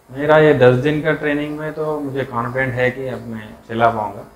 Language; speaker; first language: Hindi; non-native, local second language; Telugu